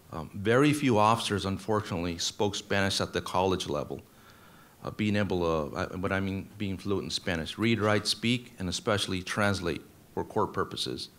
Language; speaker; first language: English; native; English